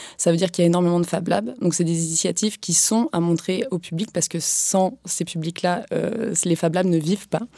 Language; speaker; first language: French; native; French